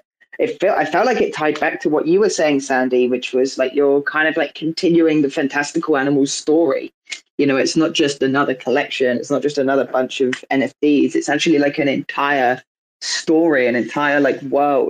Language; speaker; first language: English; native; English